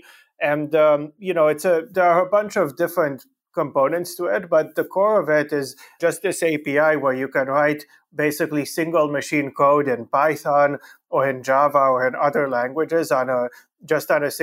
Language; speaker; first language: English; native; English